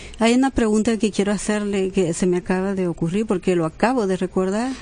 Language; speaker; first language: Spanish; native; Spanish